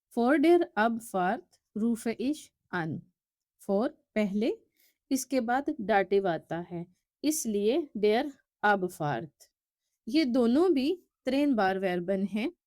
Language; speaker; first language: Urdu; native; Urdu